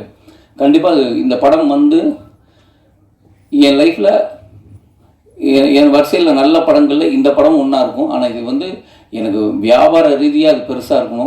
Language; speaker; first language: Tamil; native; Tamil